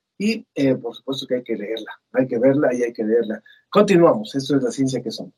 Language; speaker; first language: Spanish; native; Spanish